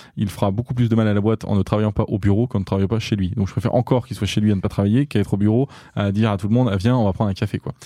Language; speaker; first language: French; native; French